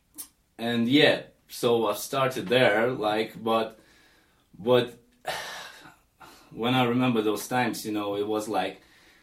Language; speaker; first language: English; non-native, fluent; Lithuanian